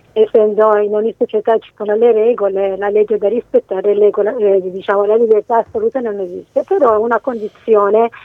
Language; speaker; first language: Italian; non-native, fluent; Persian